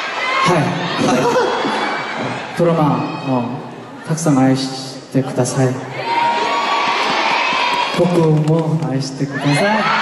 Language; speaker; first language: Japanese; non-native, learner; Korean